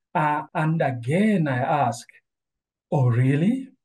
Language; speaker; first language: English; non-native, local second language; Luo (Kenya and Tanzania)